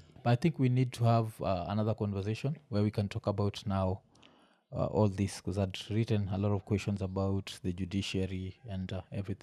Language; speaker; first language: English; non-native, local second language; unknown